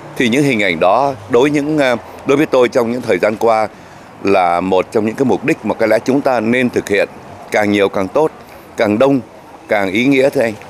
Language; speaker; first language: Vietnamese; native; Vietnamese